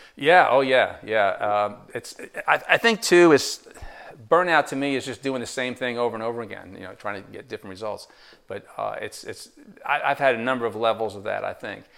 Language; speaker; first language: English; native; English